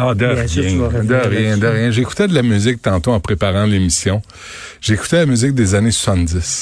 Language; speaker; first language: French; native; French